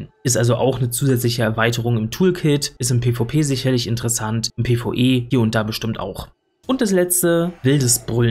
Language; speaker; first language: German; native; German